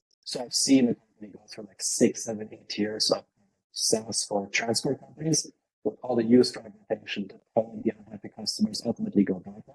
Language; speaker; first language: English; non-native, fluent; Lithuanian